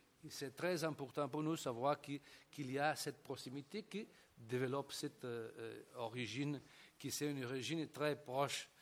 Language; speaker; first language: French; non-native, fluent; Portuguese